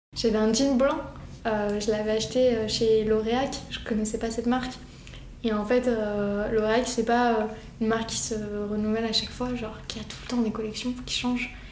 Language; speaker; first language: French; early bilingual, other home language; Arabic